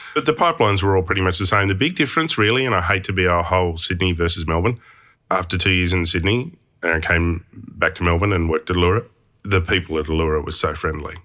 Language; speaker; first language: English; native; English